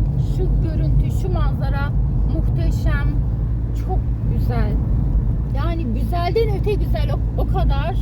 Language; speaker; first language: Turkish; native; Turkish